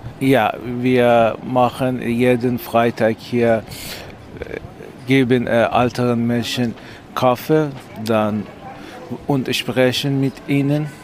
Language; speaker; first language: German; non-native, learner; Persian